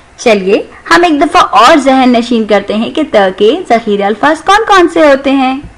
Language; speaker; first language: Urdu; non-native, local second language; Sindhi